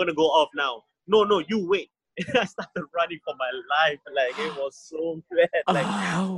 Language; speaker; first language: English; native; English